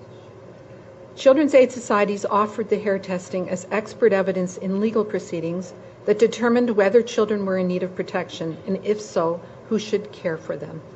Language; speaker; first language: English; native; English